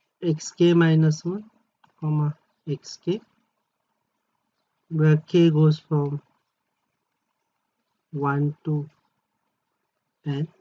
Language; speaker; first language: English; non-native, local second language; Marathi